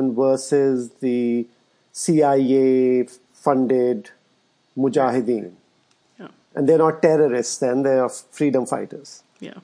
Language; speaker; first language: English; non-native, local second language; Urdu